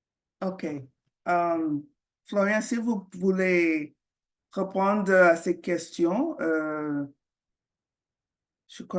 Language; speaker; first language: French; non-native, fluent; English